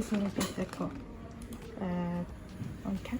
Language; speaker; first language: French; non-native, learner; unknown